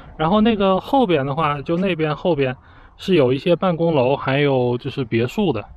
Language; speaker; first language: Chinese; native; Chinese